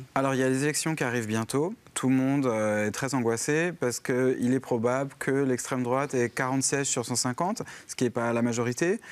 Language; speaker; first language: French; native; French